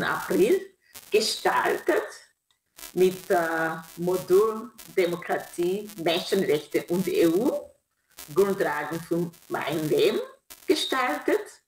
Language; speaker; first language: German; non-native, fluent; Kinyarwanda